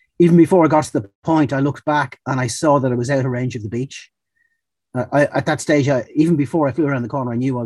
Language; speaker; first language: English; native; English